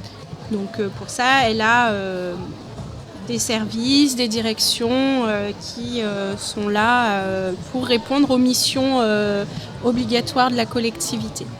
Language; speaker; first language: French; native; French